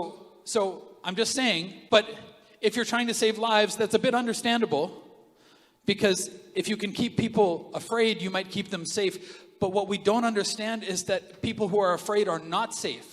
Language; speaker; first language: English; native; English